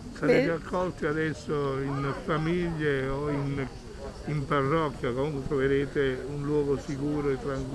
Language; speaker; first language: Italian; native; Italian